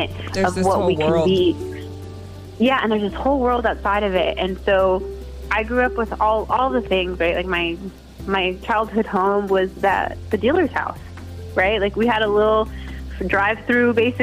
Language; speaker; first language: English; native; English